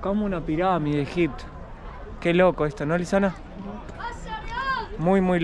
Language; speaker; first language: Spanish; native; Spanish